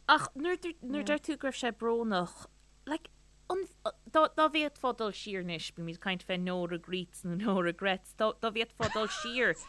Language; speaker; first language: Irish; native; Irish